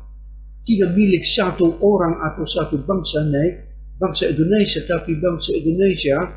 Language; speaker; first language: Indonesian; non-native, fluent; Dutch